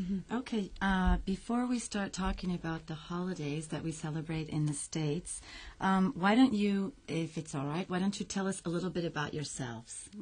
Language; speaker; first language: English; native; English